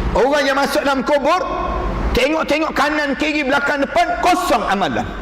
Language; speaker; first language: Malay; native; Malay